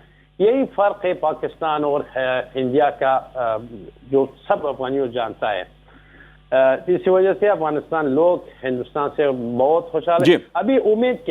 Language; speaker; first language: Hindi; non-native, learner; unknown